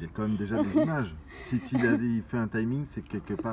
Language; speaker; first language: French; native; French